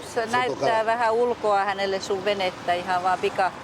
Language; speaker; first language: Finnish; non-native, fluent; Japanese